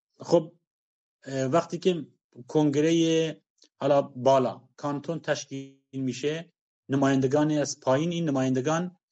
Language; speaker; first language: Persian; non-native, local second language; Kurdish